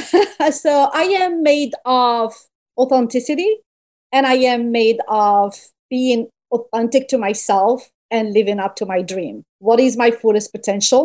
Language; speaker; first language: English; non-native, fluent; Berber languages